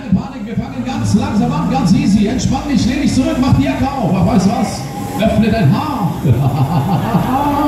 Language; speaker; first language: German; native; German